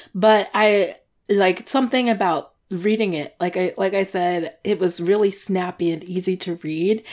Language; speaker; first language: English; native; English